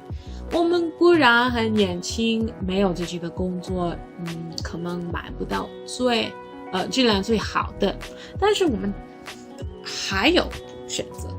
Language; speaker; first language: Chinese; non-native, learner; English